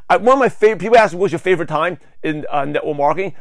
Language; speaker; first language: English; native; English